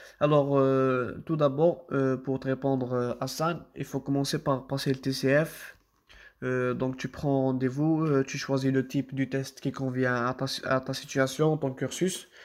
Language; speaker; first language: French; non-native, local second language; Arabic